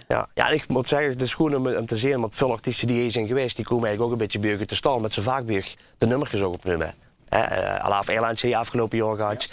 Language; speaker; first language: Dutch; native; Dutch